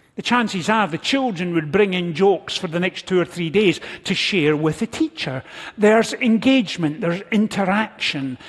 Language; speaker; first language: English; native; English